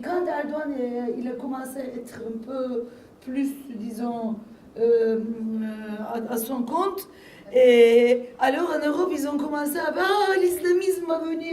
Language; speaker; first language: French; non-native, fluent; Turkish